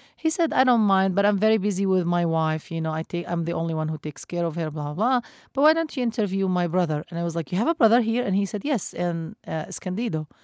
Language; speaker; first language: English; non-native, fluent; Arabic